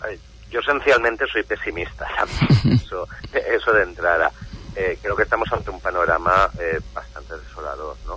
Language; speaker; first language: Spanish; native; Spanish